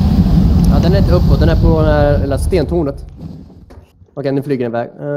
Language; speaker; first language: Swedish; native; Swedish